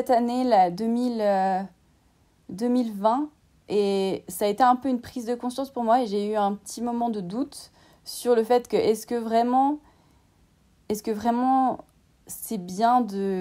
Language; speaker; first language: French; native; French